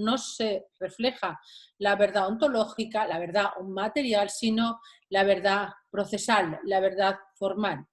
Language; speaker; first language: Spanish; native; Spanish